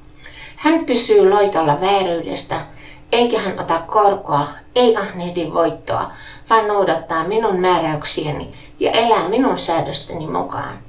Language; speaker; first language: Finnish; native; Finnish